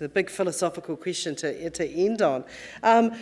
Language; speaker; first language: English; native; English